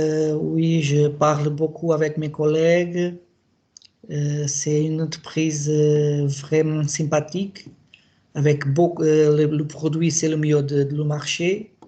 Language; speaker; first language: French; non-native, learner; Portuguese